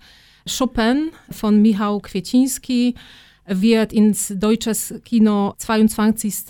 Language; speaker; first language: German; non-native, fluent; Polish